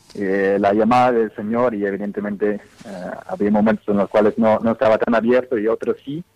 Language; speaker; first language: Spanish; non-native, fluent; English